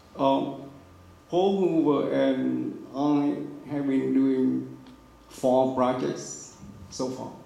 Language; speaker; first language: English; non-native, learner; Vietnamese